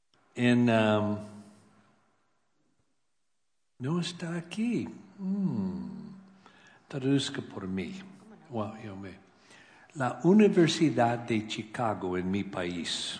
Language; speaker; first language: Spanish; non-native, learner; English